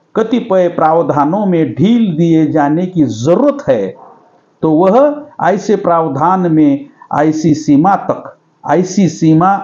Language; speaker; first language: Hindi; non-native, local second language; Marathi